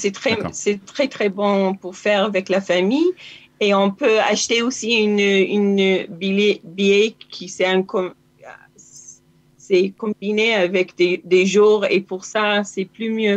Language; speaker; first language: French; non-native, learner; Hebrew